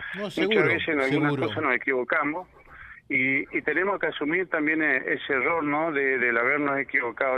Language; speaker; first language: Spanish; native; Spanish